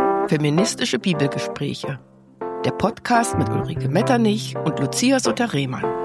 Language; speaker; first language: German; native; German